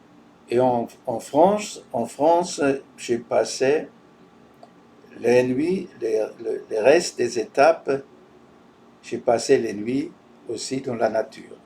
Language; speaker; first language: French; non-native, fluent; German